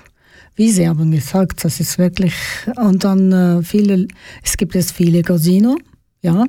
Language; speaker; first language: German; non-native, learner; Georgian